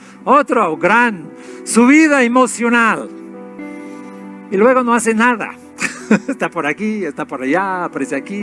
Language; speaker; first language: Spanish; non-native, fluent; English